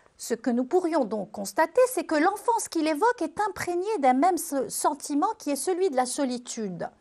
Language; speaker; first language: French; non-native, local second language; Arabic